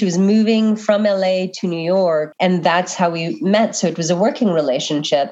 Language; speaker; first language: English; non-native, local second language; Filipino